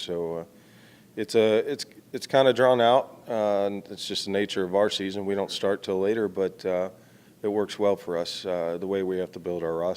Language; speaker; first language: English; native; English